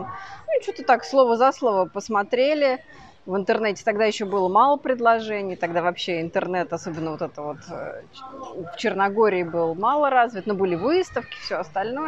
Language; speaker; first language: Russian; native; Russian